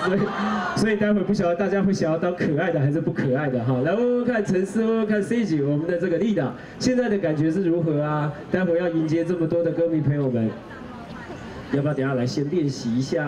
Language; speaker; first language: Chinese; native; Chinese